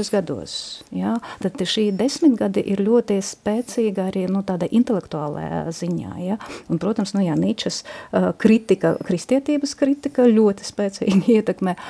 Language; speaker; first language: Latvian; non-native, local second language; Russian